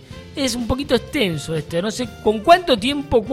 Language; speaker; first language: Spanish; native; Spanish